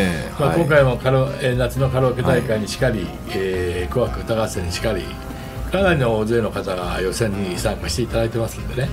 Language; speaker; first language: Japanese; native; Japanese